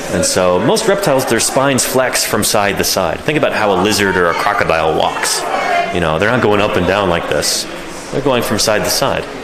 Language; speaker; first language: English; native; English